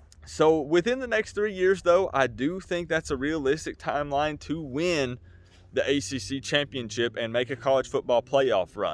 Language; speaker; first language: English; native; English